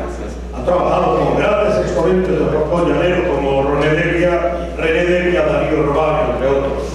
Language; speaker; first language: Spanish; native; Spanish